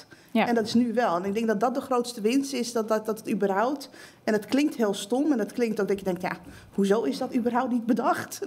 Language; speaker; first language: Dutch; native; Dutch